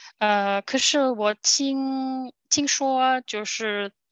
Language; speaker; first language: Chinese; non-native, learner; German